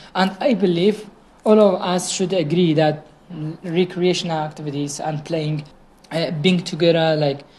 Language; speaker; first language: English; non-native, fluent; Kurdish